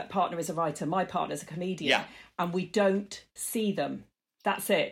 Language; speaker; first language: English; native; English